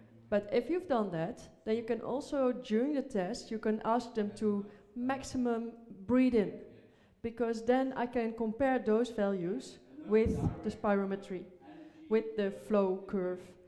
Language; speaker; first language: English; non-native, fluent; Dutch